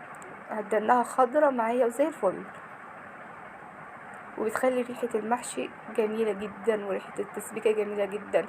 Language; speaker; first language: Arabic; native; Arabic